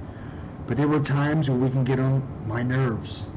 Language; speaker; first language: English; native; English